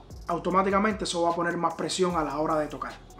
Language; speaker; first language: Spanish; native; Spanish